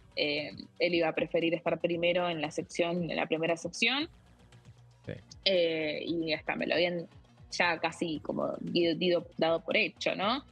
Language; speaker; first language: Spanish; native; Spanish